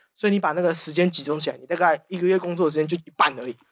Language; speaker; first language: Chinese; native; Chinese